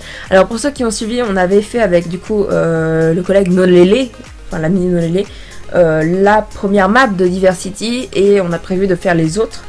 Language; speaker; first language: French; native; French